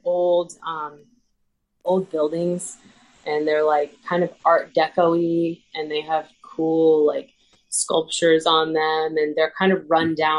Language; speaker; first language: English; native; English